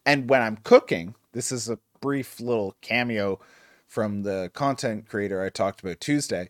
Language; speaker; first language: English; native; English